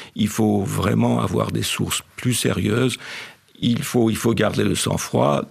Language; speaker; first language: French; non-native, fluent; Persian